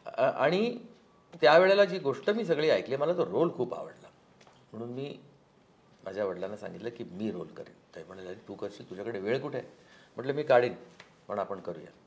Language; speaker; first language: Marathi; native; Marathi